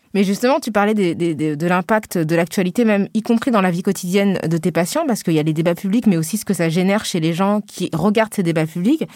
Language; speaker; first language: French; early bilingual, other home language; Wolof